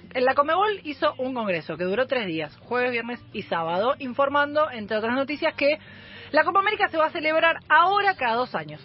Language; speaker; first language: Spanish; native; Spanish